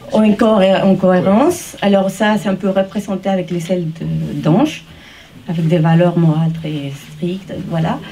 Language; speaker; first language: French; early bilingual, heritage; Spanish